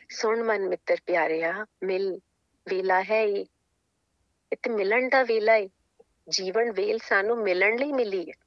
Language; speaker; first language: Punjabi; native; Punjabi